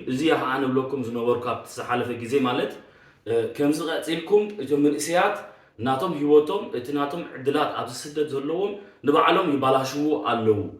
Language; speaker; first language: Tigrinya; early bilingual, heritage; Tigrinya